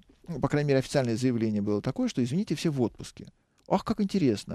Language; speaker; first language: Russian; native; Russian